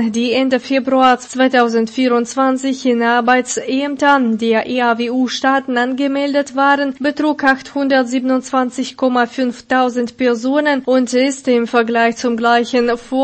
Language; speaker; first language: German; non-native, fluent; Russian